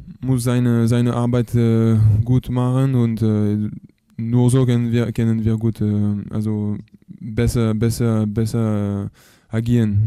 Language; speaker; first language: German; non-native, learner; French